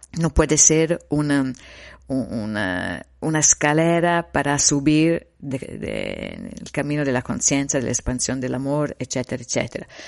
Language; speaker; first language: Spanish; non-native, fluent; Italian